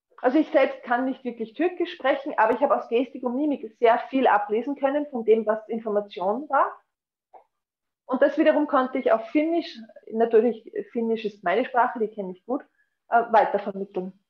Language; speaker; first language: German; non-native, fluent; Finnish